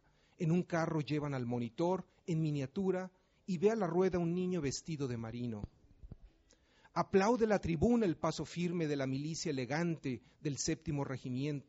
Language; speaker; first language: Spanish; native; Spanish